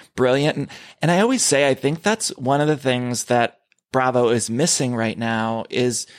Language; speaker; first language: English; native; English